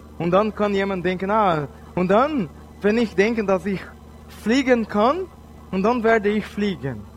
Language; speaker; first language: German; non-native, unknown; Portuguese